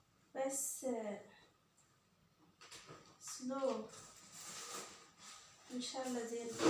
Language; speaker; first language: Arabic; non-native, learner; Bangla